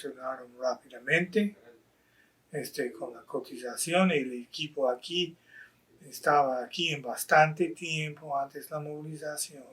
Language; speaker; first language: Spanish; non-native, fluent; English